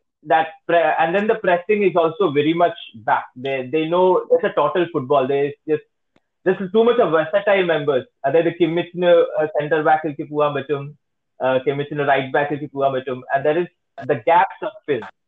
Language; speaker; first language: English; non-native, local second language; Malayalam